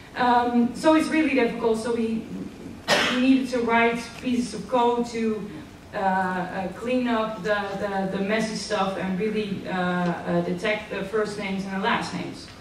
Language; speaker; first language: English; non-native, fluent; Dutch